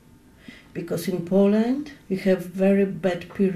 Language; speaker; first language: English; non-native, learner; Polish